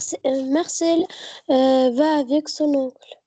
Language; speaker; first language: French; non-native, learner; Arabic